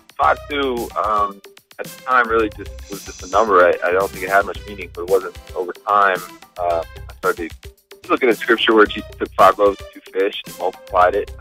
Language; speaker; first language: English; native; English